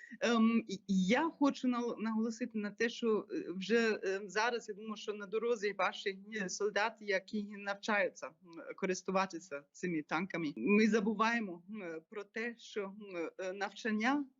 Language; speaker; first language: Ukrainian; non-native, fluent; German